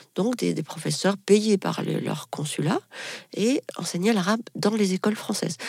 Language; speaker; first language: French; non-native, local second language; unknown